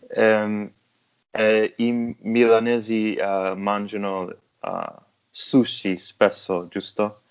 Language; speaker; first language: Italian; non-native, learner; English